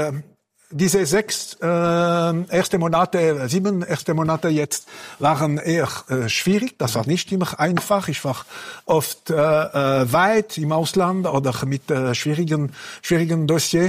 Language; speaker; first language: German; non-native, local second language; French